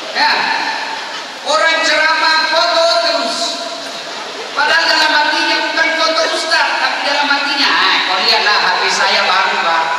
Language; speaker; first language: Indonesian; non-native, local second language; Buginese